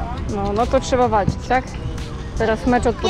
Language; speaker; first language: Polish; native; Polish